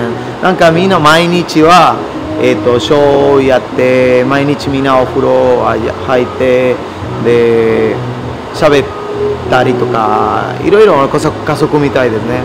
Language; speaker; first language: Japanese; non-native, learner; Spanish